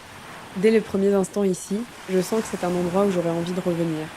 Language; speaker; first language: French; native; French